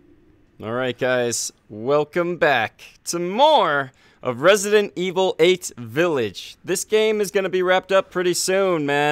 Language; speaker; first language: English; native; English